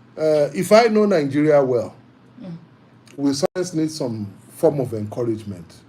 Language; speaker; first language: English; non-native, local second language; Yoruba